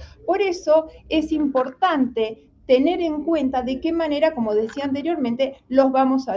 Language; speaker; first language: Spanish; native; Spanish